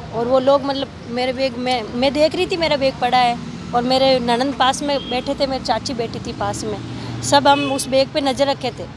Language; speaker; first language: Hindi; native; Hindi